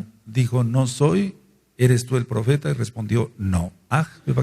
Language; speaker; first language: Spanish; native; Spanish